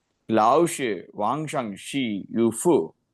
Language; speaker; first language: Chinese; non-native, learner; Tamil